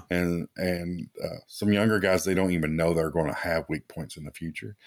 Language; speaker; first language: English; native; English